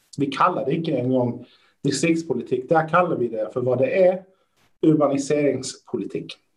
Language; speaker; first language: Swedish; early bilingual, other home language; Persian